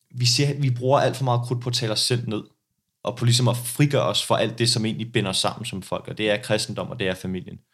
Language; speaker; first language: Danish; early bilingual, other home language; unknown